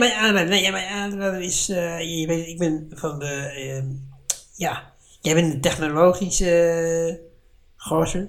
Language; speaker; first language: Dutch; native; Dutch